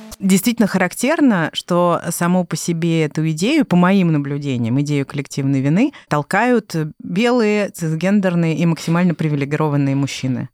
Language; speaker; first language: Russian; native; Russian